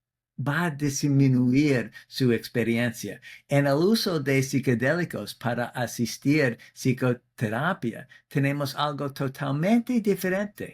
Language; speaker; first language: Spanish; non-native, fluent; English